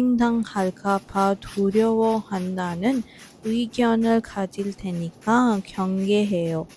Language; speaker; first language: Korean; non-native, fluent; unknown